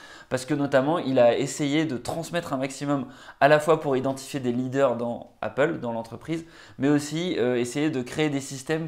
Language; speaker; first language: French; native; French